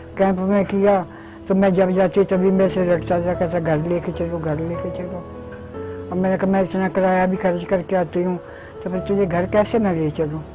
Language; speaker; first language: Hindi; early bilingual, other home language; Punjabi